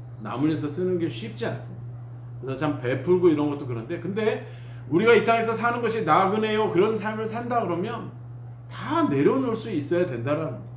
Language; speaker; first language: Korean; native; Korean